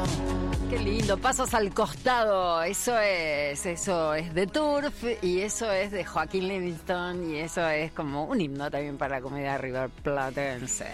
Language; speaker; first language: Spanish; native; Spanish